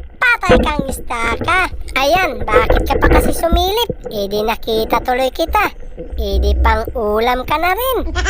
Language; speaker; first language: Filipino; non-native, local second language; Cebuano